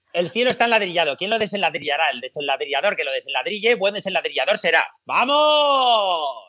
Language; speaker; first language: Spanish; non-native, fluent; French